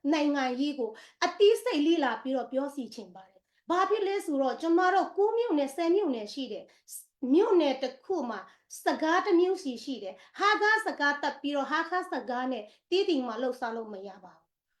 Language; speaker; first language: Burmese; non-native, local second language; Tedim Chin